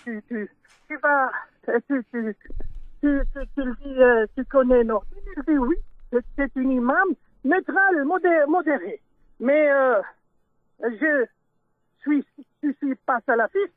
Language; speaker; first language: French; non-native, local second language; Dutch